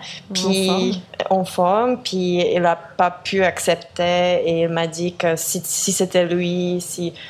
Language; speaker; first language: French; non-native, fluent; Czech